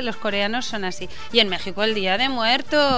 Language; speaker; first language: Spanish; native; Spanish